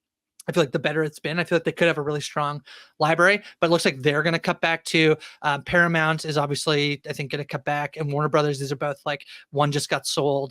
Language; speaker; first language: English; native; English